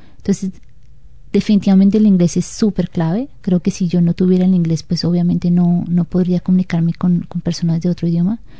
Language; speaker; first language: Spanish; native; Spanish